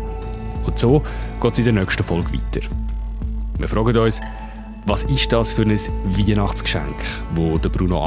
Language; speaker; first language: German; native; German